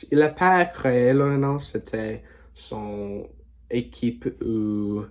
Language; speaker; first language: French; non-native, learner; English